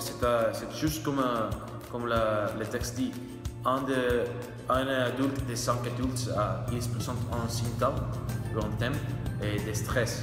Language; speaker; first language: French; non-native, learner; Spanish